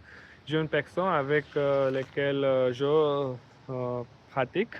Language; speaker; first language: French; non-native, learner; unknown